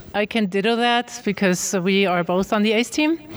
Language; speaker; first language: English; non-native, fluent; German